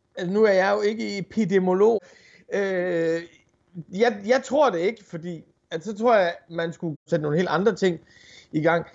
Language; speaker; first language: Danish; native; Danish